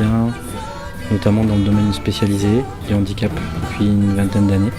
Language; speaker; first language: French; native; French